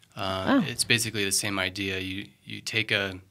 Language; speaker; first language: English; native; English